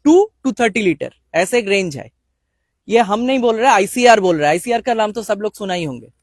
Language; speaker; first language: Hindi; non-native, local second language; Bangla